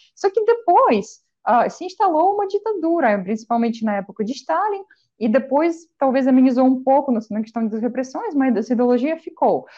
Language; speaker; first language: Portuguese; non-native, fluent; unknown